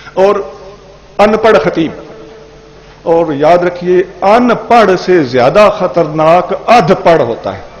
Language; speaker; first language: Urdu; non-native, local second language; Punjabi